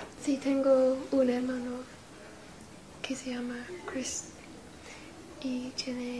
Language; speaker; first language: Spanish; non-native, learner; English